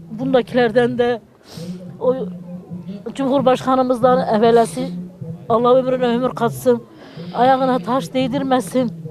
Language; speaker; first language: Turkish; early bilingual, heritage; Turkish